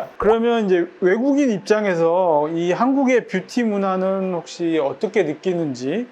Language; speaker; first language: Korean; native; Korean